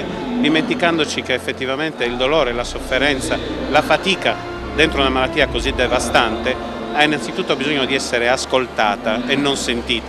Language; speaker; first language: Italian; native; Italian